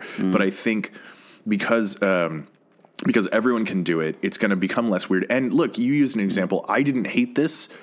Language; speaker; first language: English; native; English